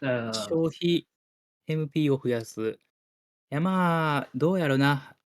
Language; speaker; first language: Japanese; native; Japanese